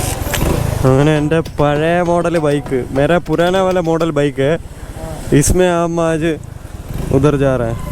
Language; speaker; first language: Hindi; non-native, local second language; Malayalam